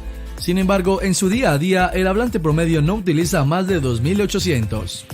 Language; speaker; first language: Spanish; native; Spanish